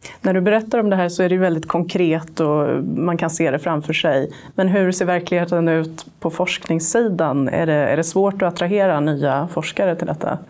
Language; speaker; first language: Swedish; native; Swedish